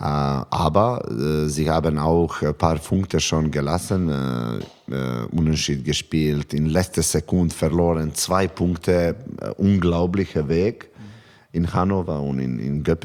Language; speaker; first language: German; non-native, learner; Serbian